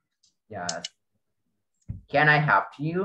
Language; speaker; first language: English; non-native, fluent; Vietnamese